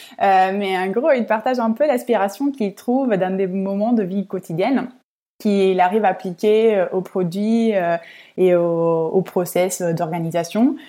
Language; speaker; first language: French; non-native, fluent; Italian